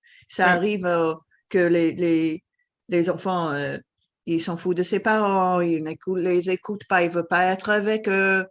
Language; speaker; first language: French; non-native, fluent; English